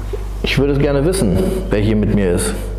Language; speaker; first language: German; native; German